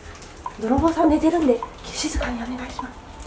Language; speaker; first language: Japanese; native; Japanese